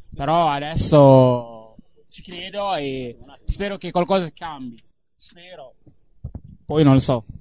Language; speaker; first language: Italian; early bilingual, other home language; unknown